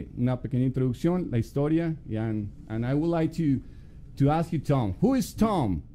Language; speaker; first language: English; non-native, fluent; Spanish